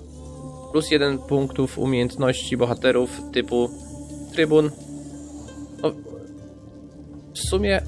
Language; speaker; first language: Polish; native; Polish